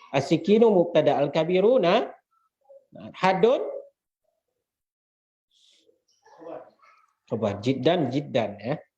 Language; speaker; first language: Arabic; non-native, fluent; Indonesian